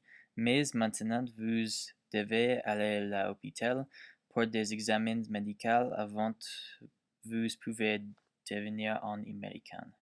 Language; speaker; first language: French; non-native, learner; English